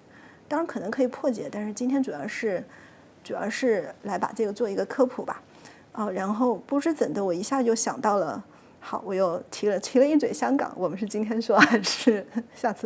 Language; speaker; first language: Chinese; native; Chinese